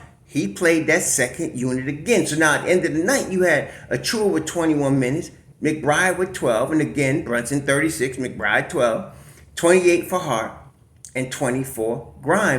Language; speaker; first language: English; native; English